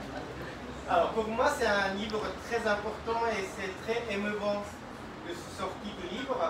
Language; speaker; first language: French; non-native, fluent; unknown